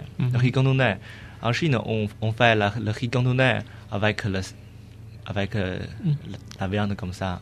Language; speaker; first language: French; non-native, learner; Chinese